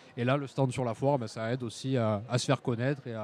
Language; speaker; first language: French; native; French